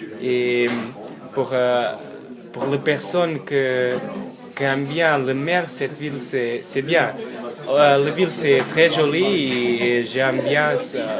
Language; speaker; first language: French; non-native, learner; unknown